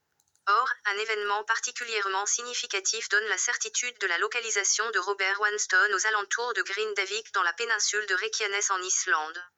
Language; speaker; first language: French; native; French